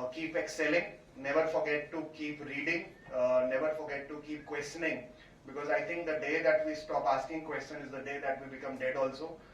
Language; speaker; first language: Marathi; non-native, local second language; Hindi